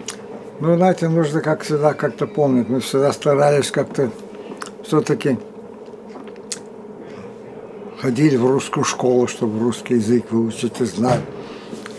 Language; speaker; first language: Russian; early bilingual, heritage; Russian